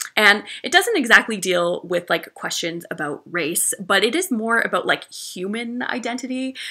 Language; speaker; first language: English; native; English